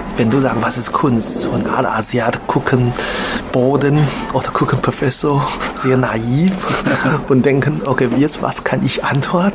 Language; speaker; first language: German; non-native, learner; Chinese